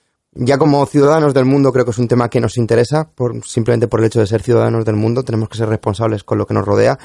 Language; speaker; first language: Spanish; native; Spanish